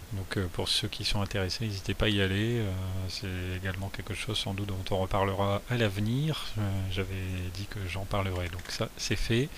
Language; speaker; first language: French; native; French